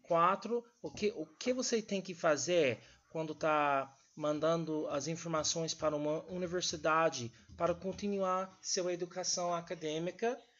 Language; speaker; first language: Portuguese; non-native, learner; English